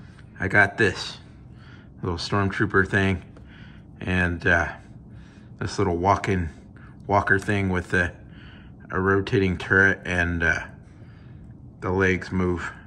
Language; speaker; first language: English; native; English